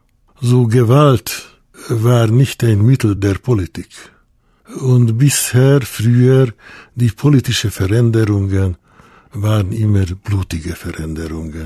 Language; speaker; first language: German; non-native, fluent; Hungarian